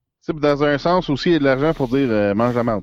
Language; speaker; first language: French; native; French